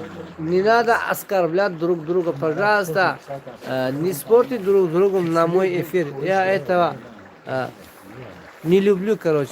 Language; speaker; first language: Russian; non-native, local second language; Tajik